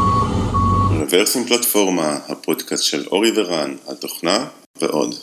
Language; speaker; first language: Hebrew; native; Hebrew